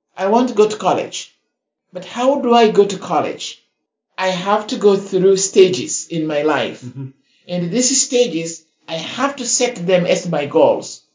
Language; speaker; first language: English; non-native, fluent; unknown